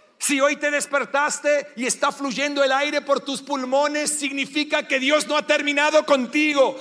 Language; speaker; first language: Spanish; non-native, fluent; English